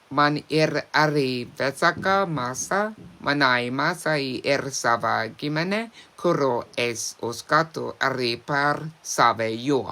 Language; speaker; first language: Latvian; non-native, learner; English